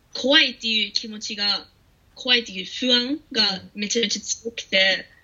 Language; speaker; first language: Japanese; non-native, fluent; English